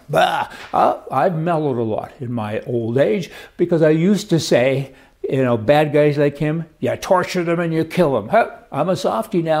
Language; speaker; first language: English; native; English